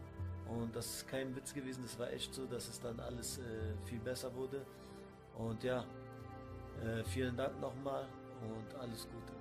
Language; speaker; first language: German; early bilingual, other home language; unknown